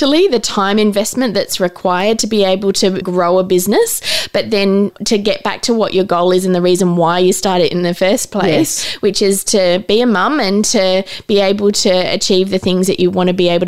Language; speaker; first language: English; native; English